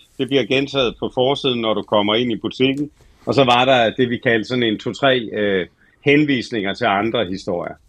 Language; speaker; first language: Danish; native; Danish